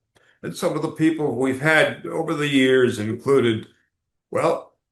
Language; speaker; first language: English; native; English